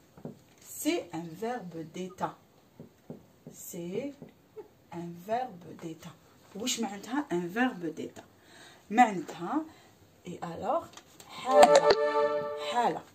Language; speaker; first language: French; non-native, local second language; Arabic